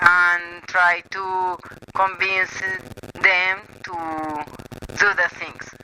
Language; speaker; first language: English; non-native, learner; Spanish